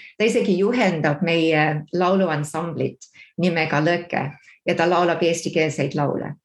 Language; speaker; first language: Estonian; early bilingual, heritage; Estonian